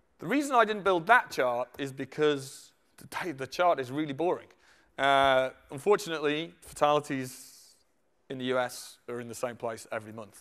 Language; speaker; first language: English; native; English